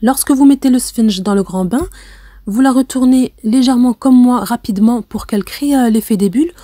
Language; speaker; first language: French; non-native, local second language; Arabic